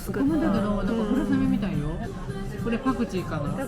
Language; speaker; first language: Japanese; native; Japanese